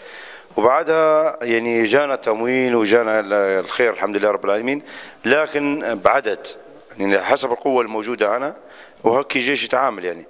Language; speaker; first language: Arabic; native; Arabic